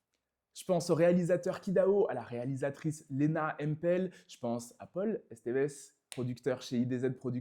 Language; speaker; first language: French; native; French